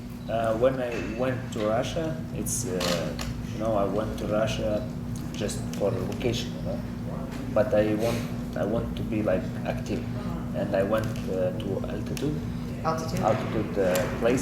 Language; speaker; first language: English; non-native, learner; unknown